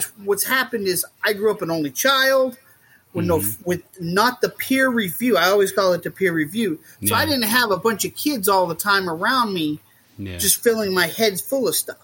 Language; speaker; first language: English; native; English